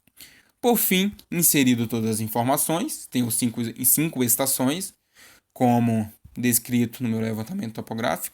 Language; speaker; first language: Portuguese; native; Portuguese